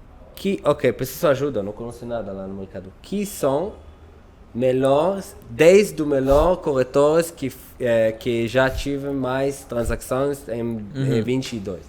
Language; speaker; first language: Portuguese; non-native, learner; Hebrew